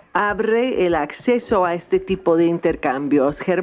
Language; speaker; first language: Spanish; non-native, fluent; English